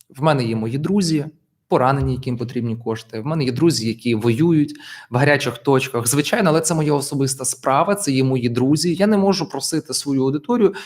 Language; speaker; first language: Ukrainian; non-native, local second language; Russian